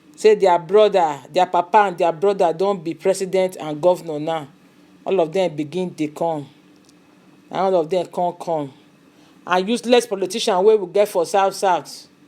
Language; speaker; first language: Nigerian Pidgin; non-native, local second language; Igbo